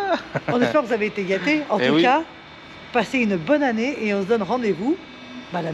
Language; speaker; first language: French; native; French